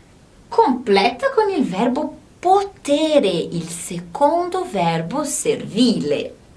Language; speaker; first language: Italian; non-native, fluent; Portuguese